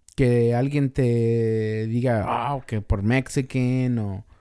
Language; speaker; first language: Spanish; early bilingual, other home language; English